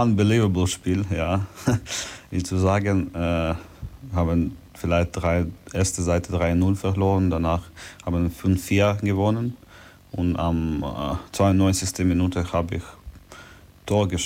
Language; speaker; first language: German; non-native, learner; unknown